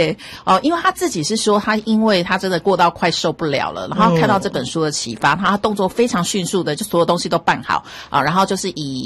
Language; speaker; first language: Chinese; native; Chinese